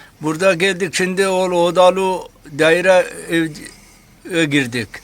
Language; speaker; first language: Turkish; non-native, learner; Kyrgyz